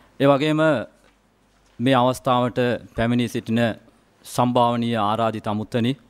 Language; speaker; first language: Sinhala; non-native, local second language; Tamil